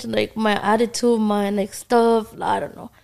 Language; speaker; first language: English; native; English